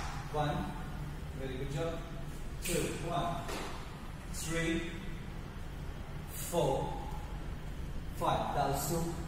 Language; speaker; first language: English; non-native, local second language; Bangla